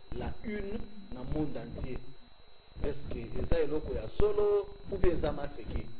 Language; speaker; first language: Lingala; native; Lingala